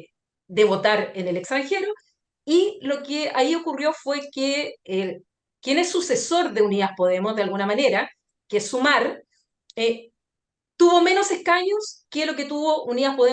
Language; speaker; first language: Spanish; native; Spanish